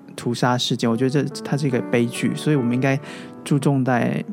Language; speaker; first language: Chinese; native; Chinese